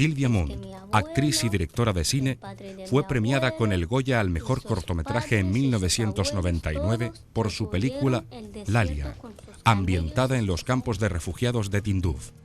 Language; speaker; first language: Spanish; native; Spanish